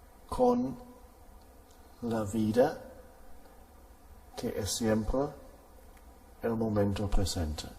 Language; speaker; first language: Spanish; non-native, fluent; German